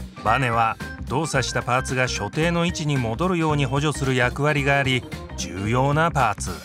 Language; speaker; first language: Japanese; native; Japanese